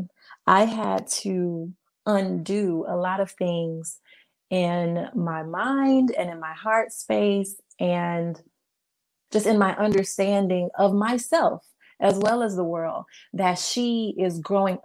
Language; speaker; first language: English; native; English